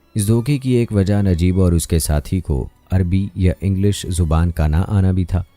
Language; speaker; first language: Urdu; native; Urdu